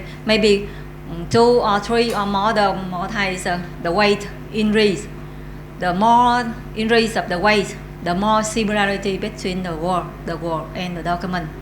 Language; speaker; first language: English; non-native, learner; Vietnamese